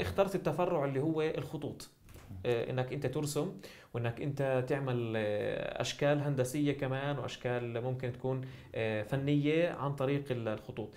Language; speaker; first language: Arabic; native; Arabic